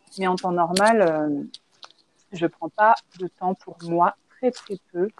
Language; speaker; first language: French; native; French